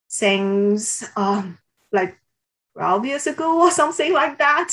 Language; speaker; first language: English; non-native, fluent; Chinese